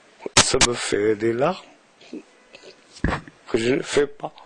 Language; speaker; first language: French; non-native, local second language; Arabic